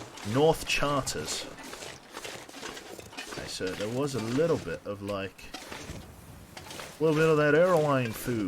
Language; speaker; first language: English; native; English